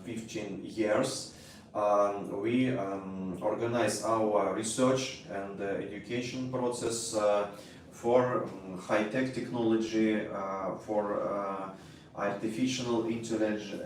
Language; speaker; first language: English; non-native, learner; Russian